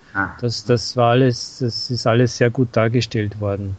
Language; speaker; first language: German; native; German